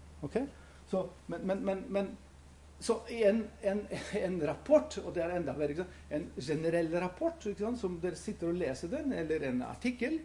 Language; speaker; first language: Norwegian; non-native, fluent; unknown